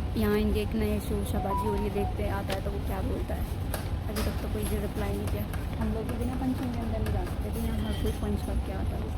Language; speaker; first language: Hindi; native; Hindi